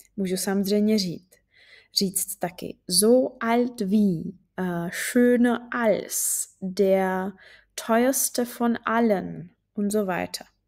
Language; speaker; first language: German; non-native, fluent; Czech